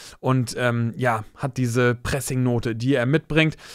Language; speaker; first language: German; native; German